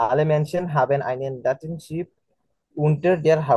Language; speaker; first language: German; non-native, learner; Bangla